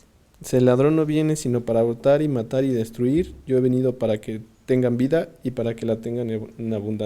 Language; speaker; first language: Spanish; native; Spanish